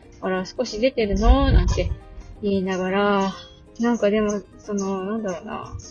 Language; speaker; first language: Japanese; native; Japanese